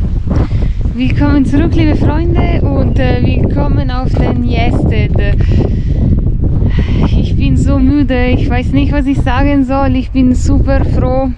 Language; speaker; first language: German; non-native, fluent; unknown